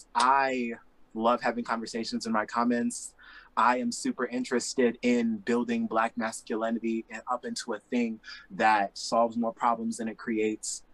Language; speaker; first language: English; native; English